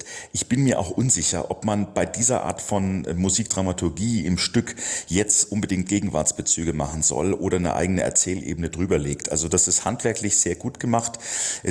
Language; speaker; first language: German; native; German